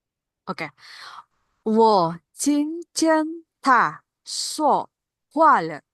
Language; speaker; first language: Chinese; non-native, learner; Indonesian